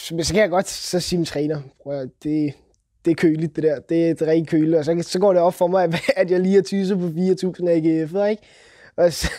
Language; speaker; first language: Danish; native; Danish